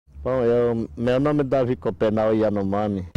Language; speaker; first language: Portuguese; non-native, local second language; Yanomámi